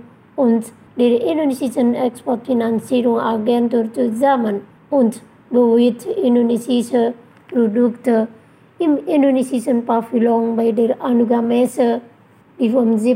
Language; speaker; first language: German; non-native, fluent; Indonesian